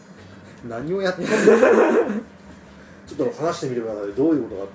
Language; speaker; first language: Japanese; native; Japanese